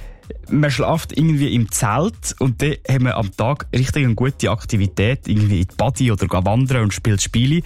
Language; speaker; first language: German; native; German